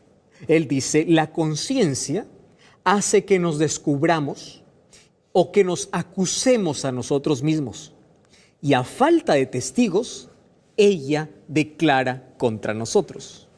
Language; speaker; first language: Spanish; native; Spanish